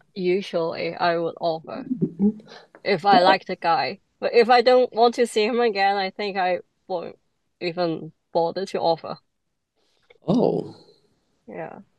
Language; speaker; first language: English; non-native, local second language; Cantonese